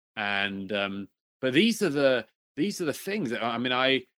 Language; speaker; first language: English; native; English